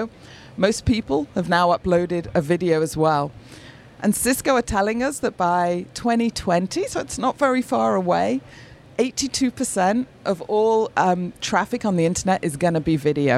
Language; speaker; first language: English; native; English